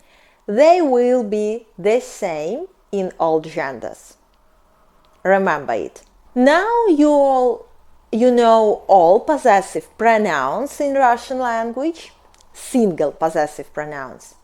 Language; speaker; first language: English; non-native, fluent; Russian